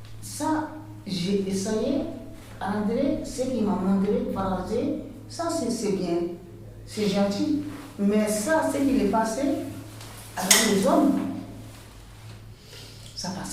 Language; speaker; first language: French; non-native, learner; Bambara